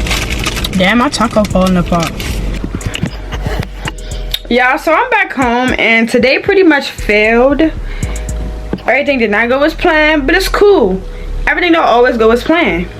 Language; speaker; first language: English; native; English